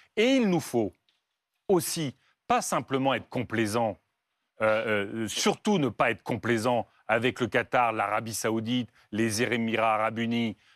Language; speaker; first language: French; native; French